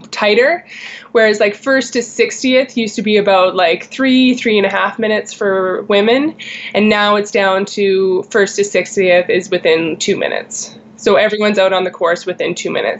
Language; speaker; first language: English; native; English